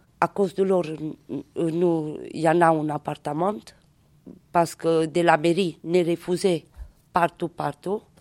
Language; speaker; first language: French; non-native, learner; Romanian